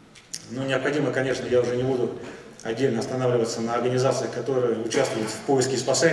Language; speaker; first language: Russian; native; Russian